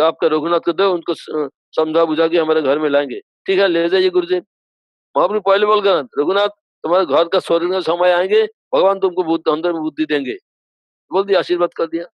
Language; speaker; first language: Hindi; non-native, local second language; Bangla